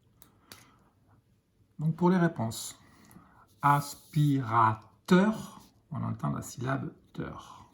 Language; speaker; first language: French; native; French